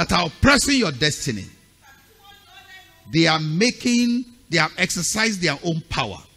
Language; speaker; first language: English; non-native, local second language; Yoruba